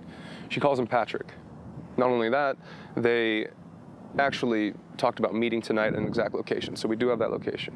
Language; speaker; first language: English; native; English